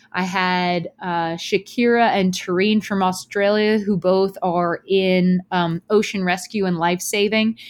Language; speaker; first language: English; native; English